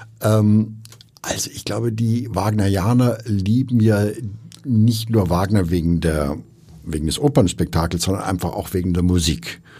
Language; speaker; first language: German; native; German